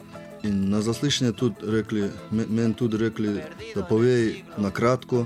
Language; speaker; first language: Slovenian; non-native, learner; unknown